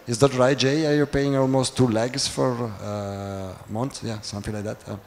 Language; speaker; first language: English; non-native, fluent; Italian